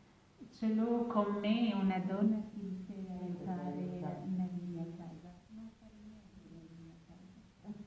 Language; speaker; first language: Italian; non-native, learner; Arabic